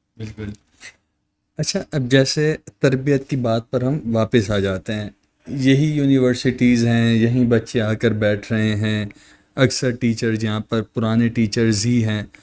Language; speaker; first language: Urdu; native; Urdu